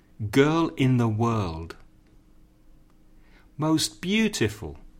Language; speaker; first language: English; native; English